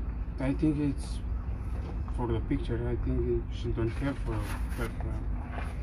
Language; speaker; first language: English; non-native, learner; Romanian